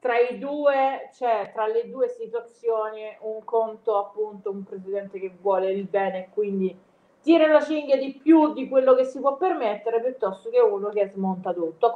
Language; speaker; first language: Italian; native; Italian